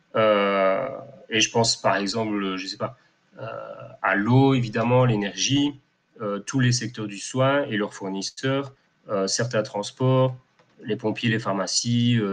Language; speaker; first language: French; native; French